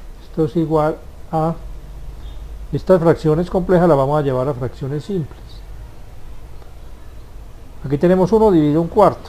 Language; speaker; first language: Spanish; native; Spanish